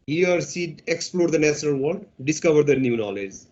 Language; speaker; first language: English; non-native, local second language; Nepali